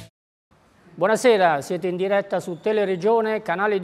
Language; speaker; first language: Italian; native; Italian